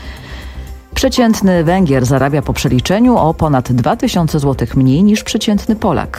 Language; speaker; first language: Polish; native; Polish